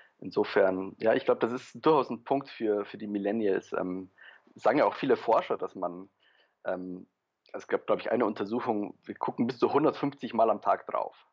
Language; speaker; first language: German; early bilingual, other home language; Polish